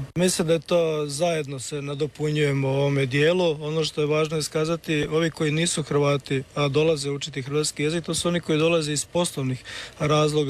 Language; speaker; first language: Serbian; native; Serbian